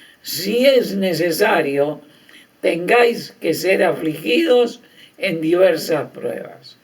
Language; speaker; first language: Spanish; native; Spanish